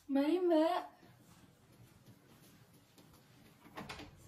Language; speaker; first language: Indonesian; native; Indonesian